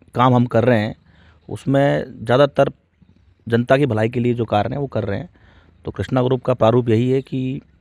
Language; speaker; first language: Hindi; native; Hindi